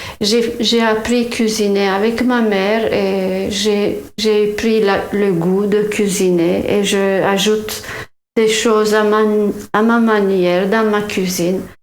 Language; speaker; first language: French; non-native, fluent; Turkish